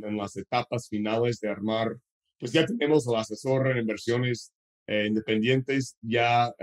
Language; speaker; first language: Spanish; non-native, fluent; English